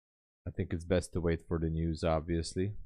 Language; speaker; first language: English; non-native, fluent; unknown